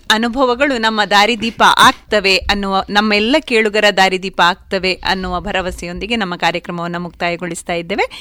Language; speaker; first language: Kannada; native; Kannada